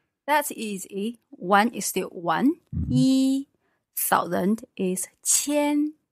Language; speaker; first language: English; non-native, fluent; Chinese